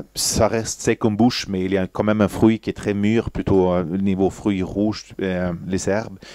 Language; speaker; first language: French; non-native, fluent; Swedish